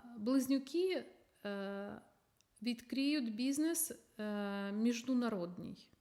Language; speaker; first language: Ukrainian; non-native, local second language; Russian